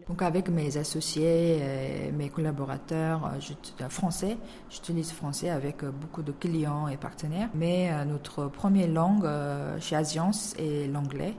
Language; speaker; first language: French; non-native, fluent; Korean